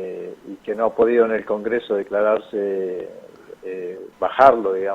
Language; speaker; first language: Spanish; native; Spanish